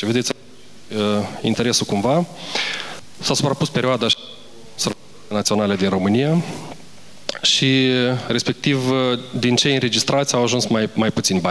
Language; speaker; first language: Romanian; native; Romanian